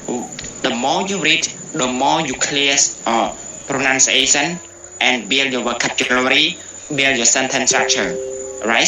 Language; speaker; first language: English; non-native, learner; Khmer